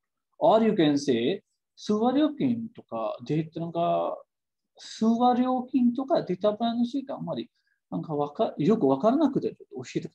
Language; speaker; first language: Japanese; non-native, fluent; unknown